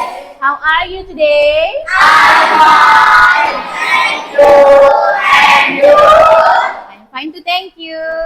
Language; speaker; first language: English; non-native, learner; Indonesian